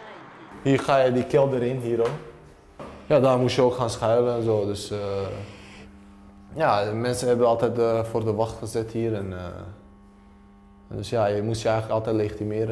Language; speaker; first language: Dutch; early bilingual, other home language; Bosnian